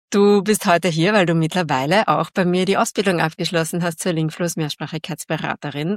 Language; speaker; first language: German; native; German